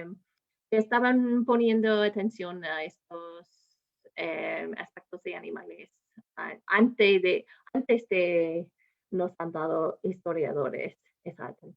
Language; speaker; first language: Spanish; non-native, fluent; English